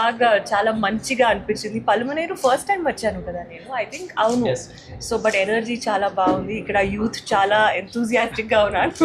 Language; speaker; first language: Telugu; non-native, fluent; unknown